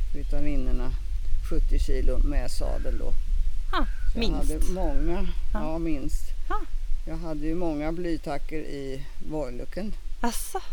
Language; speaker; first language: Swedish; native; Swedish